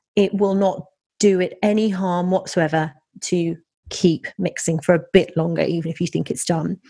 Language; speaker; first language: English; native; English